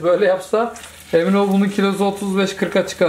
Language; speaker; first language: Turkish; native; Turkish